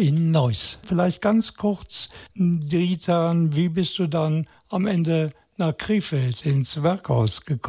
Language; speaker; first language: German; native; German